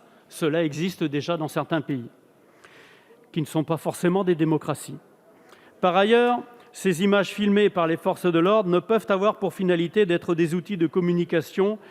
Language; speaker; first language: French; native; French